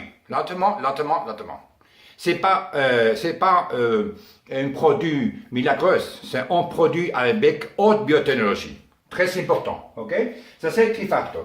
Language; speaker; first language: French; non-native, learner; Spanish